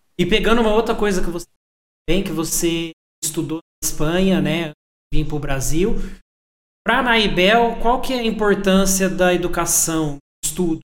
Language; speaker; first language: Portuguese; native; Portuguese